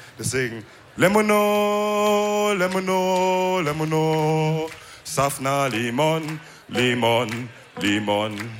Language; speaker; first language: German; early bilingual, other home language; Wolof